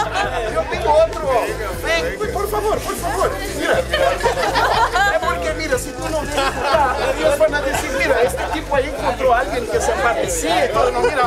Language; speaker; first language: Spanish; non-native, fluent; Portuguese